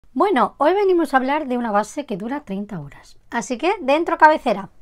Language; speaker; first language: Spanish; native; Spanish